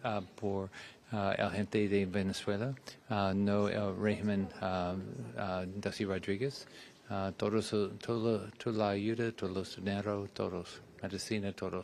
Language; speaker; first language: Spanish; non-native, learner; English